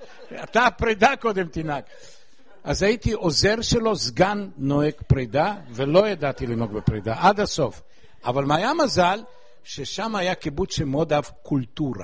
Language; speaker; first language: Hebrew; non-native, fluent; Polish